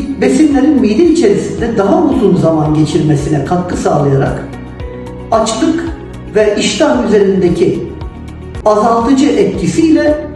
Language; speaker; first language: Turkish; native; Turkish